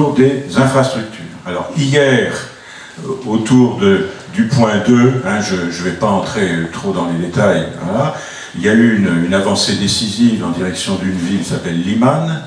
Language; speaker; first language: French; native; French